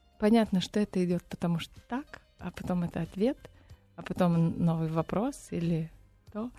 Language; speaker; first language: Russian; non-native, local second language; Lithuanian